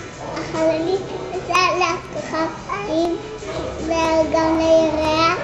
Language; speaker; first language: Hebrew; early bilingual, heritage; Hebrew